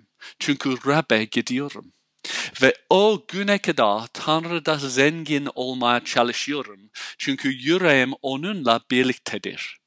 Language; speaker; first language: Turkish; non-native, fluent; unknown